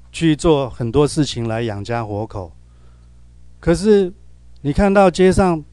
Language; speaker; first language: Chinese; native; Chinese